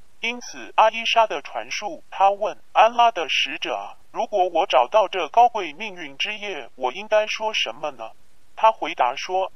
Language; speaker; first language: Chinese; non-native, local second language; Cantonese